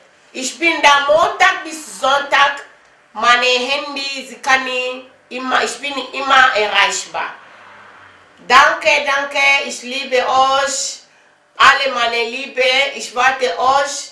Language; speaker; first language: German; non-native, learner; Lingala